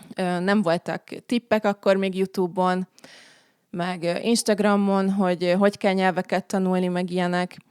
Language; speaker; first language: Hungarian; native; Hungarian